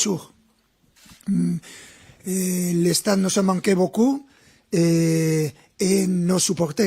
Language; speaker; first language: French; non-native, fluent; Spanish